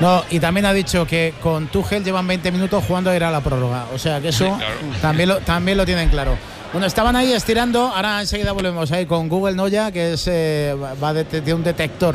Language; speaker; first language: Spanish; native; Spanish